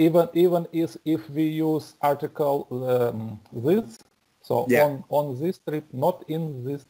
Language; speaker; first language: English; non-native, learner; Russian